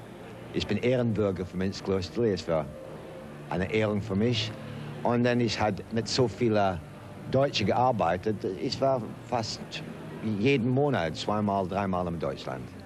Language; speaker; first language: German; non-native, learner; English